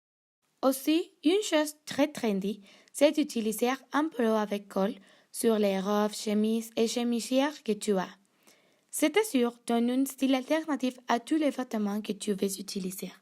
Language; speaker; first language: French; non-native, learner; Spanish